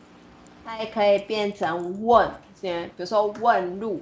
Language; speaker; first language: Chinese; non-native, fluent; Japanese